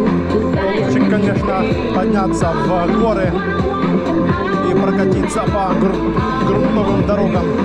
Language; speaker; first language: Russian; native; Russian